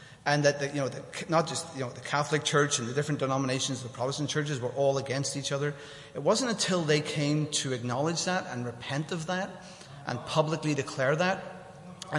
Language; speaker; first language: English; native; English